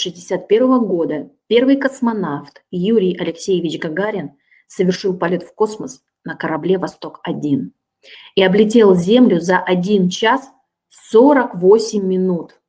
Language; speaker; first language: Russian; native; Russian